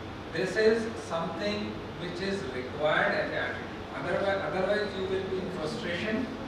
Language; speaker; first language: English; non-native, local second language; Hindi